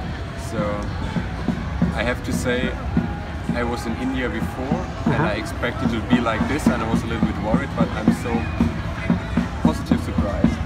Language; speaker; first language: English; non-native, fluent; German